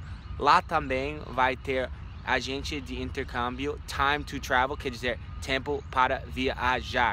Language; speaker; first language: Portuguese; non-native, fluent; English